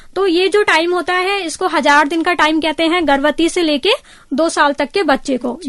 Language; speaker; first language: Hindi; native; Hindi